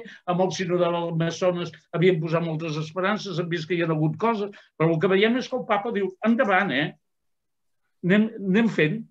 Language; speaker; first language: Catalan; native; Catalan